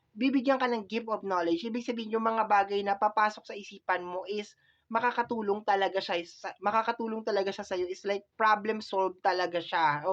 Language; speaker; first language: Filipino; native; Filipino